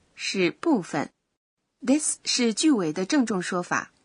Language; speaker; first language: Chinese; native; Chinese